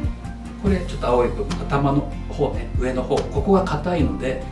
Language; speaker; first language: Japanese; native; Japanese